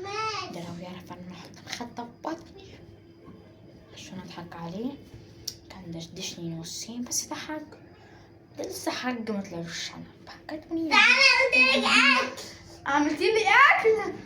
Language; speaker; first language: Arabic; native; Arabic